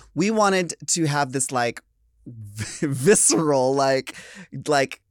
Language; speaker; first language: English; early bilingual, other home language; Filipino